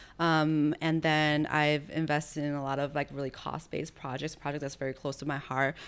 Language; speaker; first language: English; early bilingual, other home language; Chinese